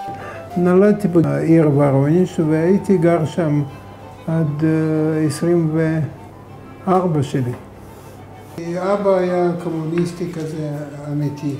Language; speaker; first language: Hebrew; non-native, fluent; Russian